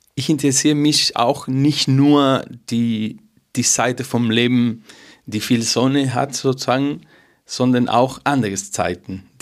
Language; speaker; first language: German; non-native, fluent; Spanish